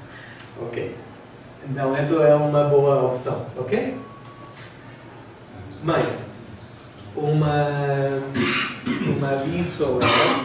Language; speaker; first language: Portuguese; non-native, fluent; English